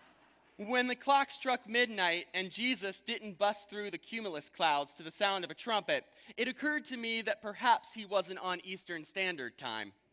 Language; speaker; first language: English; native; English